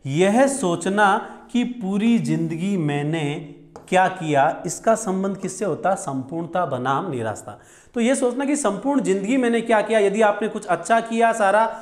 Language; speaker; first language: Hindi; native; Hindi